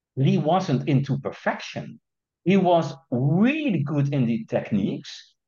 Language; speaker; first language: English; non-native, fluent; Dutch